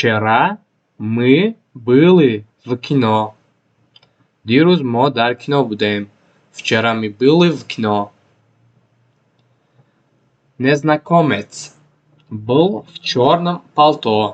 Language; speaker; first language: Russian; non-native, local second language; Tajik